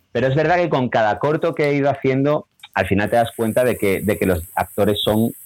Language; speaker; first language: Spanish; native; Spanish